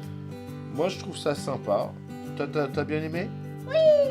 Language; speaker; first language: French; native; French